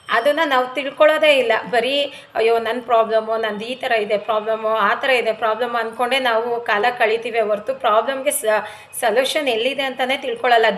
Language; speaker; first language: Kannada; non-native, local second language; Telugu